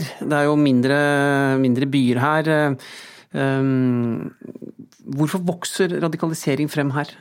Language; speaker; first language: Norwegian; native; Norwegian